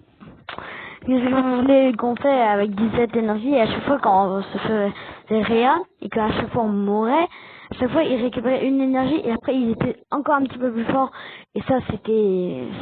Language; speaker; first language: French; native; French